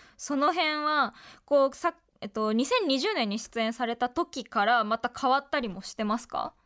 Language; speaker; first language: Japanese; native; Japanese